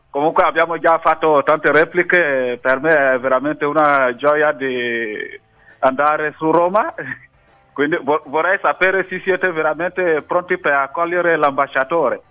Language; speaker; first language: Italian; non-native, fluent; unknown